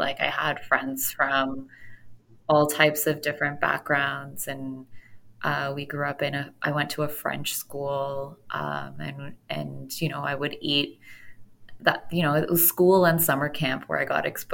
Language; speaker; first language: English; native; English